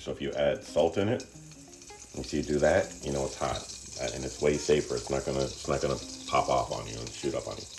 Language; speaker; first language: English; native; English